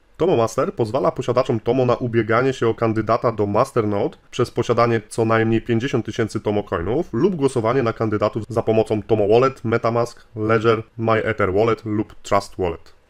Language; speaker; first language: Polish; native; Polish